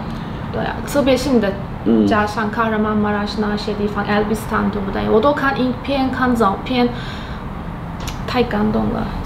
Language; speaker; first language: Chinese; non-native, fluent; Turkish